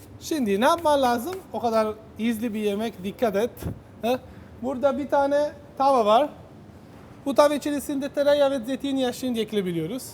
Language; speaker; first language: Turkish; non-native, learner; Italian